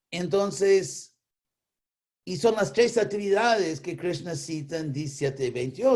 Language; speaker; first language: Spanish; non-native, fluent; English